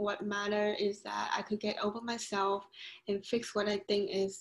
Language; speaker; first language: English; non-native, fluent; Vietnamese